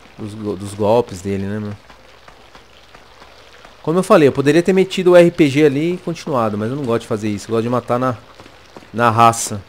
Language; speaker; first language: Portuguese; native; Portuguese